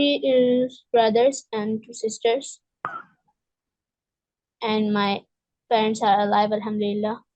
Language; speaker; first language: English; non-native, learner; Malayalam